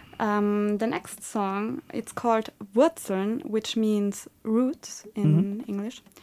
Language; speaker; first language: English; non-native, fluent; German